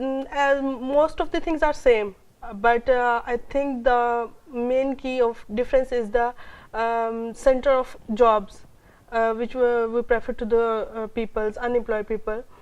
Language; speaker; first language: English; non-native, local second language; Urdu